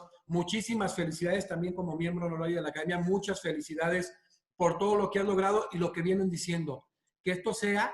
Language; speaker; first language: Spanish; native; Spanish